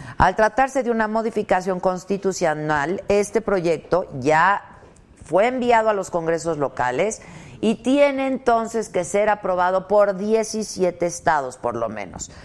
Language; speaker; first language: Spanish; native; Spanish